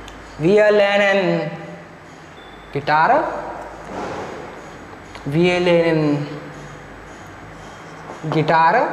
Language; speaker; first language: German; non-native, learner; Marathi